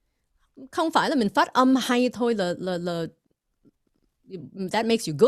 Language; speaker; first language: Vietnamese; early bilingual, heritage; English